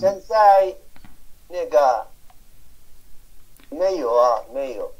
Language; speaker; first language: Chinese; non-native, learner; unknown